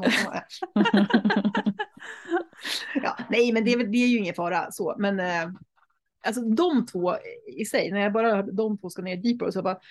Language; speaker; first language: Swedish; native; Swedish